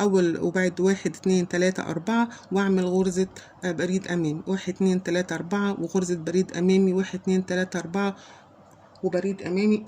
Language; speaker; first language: Arabic; native; Arabic